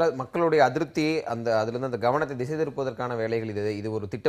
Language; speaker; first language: Tamil; native; Tamil